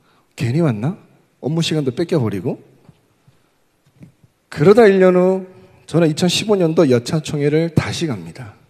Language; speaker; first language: Korean; native; Korean